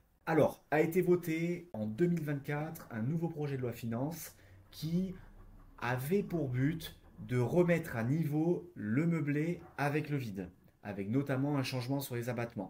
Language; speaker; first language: French; native; French